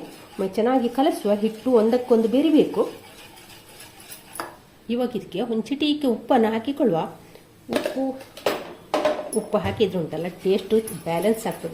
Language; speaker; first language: Kannada; native; Kannada